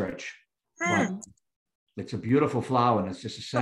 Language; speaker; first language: English; native; English